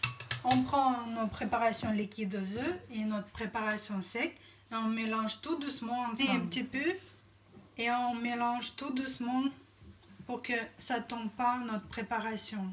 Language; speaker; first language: French; non-native, fluent; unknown